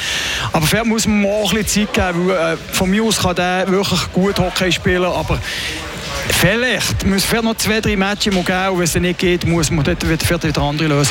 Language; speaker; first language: German; native; German